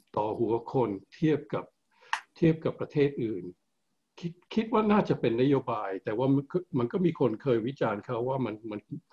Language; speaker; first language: Thai; early bilingual, heritage; Thai